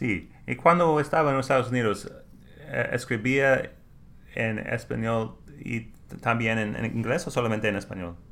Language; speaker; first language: Spanish; non-native, learner; English